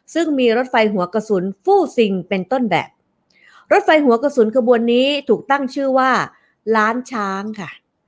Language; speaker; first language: Thai; native; Thai